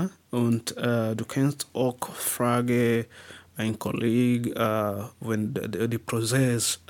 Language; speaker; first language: German; non-native, learner; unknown